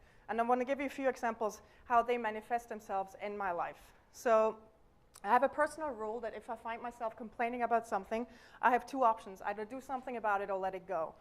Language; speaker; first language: English; non-native, fluent; German